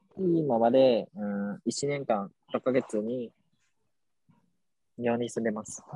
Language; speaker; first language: Japanese; non-native, learner; Vietnamese